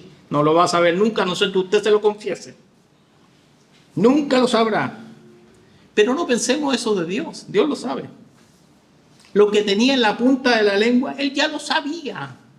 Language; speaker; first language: Spanish; native; Spanish